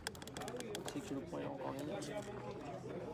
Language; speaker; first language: French; native; French